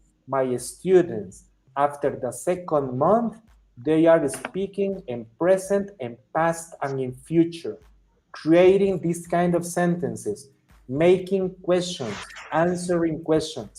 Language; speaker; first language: English; non-native, fluent; Spanish